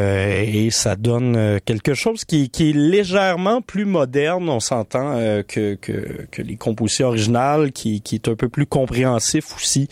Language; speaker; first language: French; native; French